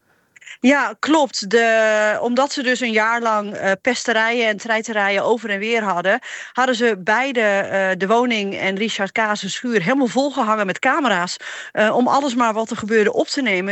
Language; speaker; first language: Dutch; native; Dutch